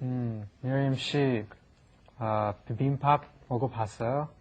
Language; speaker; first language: Korean; non-native, learner; English